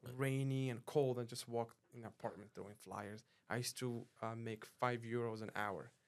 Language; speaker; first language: English; non-native, fluent; Arabic